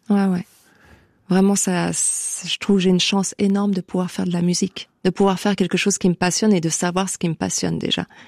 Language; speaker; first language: French; native; French